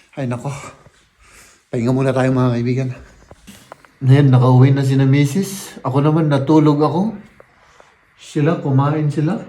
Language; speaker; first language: Filipino; native; Filipino